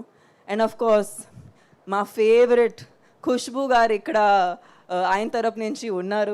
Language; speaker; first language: Telugu; non-native, local second language; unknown